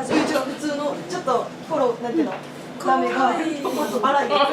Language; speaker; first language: Japanese; native; Japanese